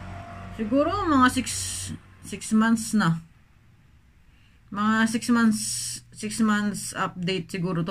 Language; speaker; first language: Filipino; native; Filipino